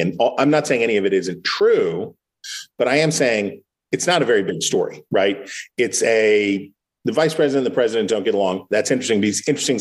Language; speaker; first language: English; native; English